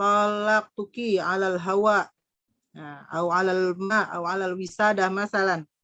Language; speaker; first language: Arabic; non-native, fluent; Indonesian